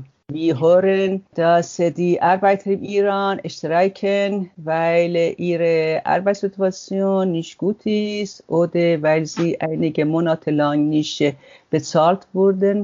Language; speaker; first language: German; non-native, learner; Persian